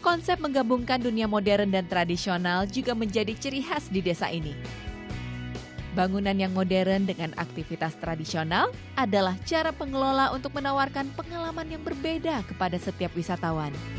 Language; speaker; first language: Indonesian; native; Indonesian